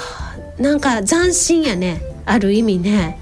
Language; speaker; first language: Japanese; native; Japanese